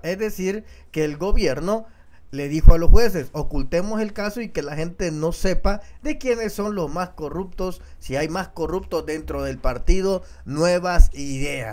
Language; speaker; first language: Spanish; native; Spanish